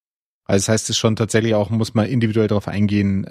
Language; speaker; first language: German; native; German